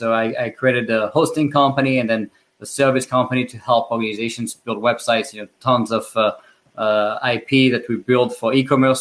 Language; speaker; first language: English; non-native, fluent; French